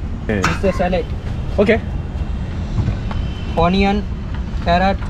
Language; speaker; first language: English; non-native, learner; Sinhala